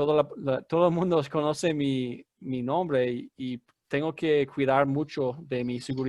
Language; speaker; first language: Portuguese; non-native, learner; English